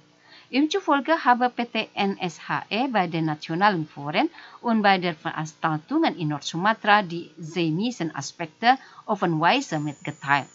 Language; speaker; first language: German; non-native, fluent; Indonesian